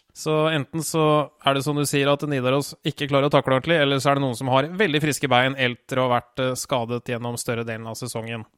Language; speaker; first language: Norwegian; native; Norwegian